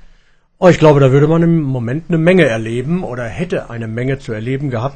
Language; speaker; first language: German; native; German